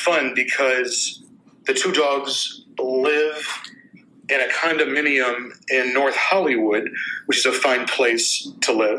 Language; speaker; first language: English; native; English